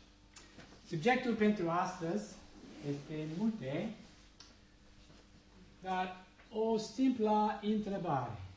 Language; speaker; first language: Romanian; non-native, learner; English